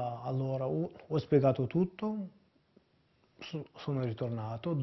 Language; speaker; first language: Italian; non-native, fluent; Kurdish